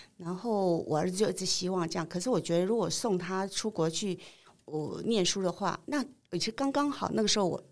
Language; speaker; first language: Chinese; native; Chinese